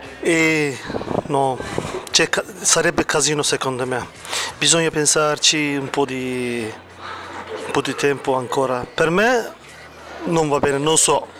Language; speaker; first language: Italian; non-native, learner; Turkish